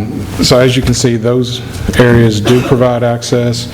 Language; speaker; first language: English; native; English